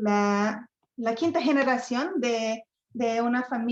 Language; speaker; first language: Spanish; non-native, fluent; English